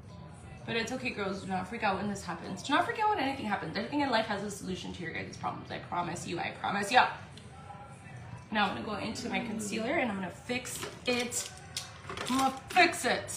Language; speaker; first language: English; early bilingual, other home language; Spanish